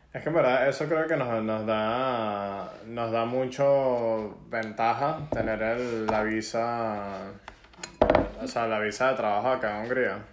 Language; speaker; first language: Spanish; native; Spanish